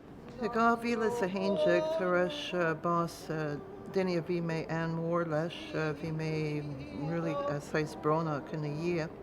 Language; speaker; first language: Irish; non-native, learner; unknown